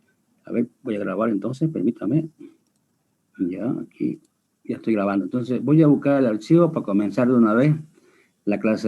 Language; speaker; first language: Spanish; native; Spanish